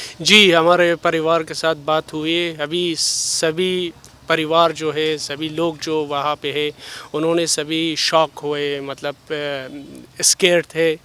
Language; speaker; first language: Hindi; non-native, learner; Persian